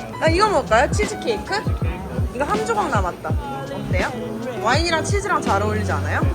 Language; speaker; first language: Korean; native; Korean